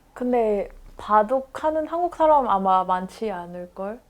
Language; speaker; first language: Korean; non-native, fluent; Chinese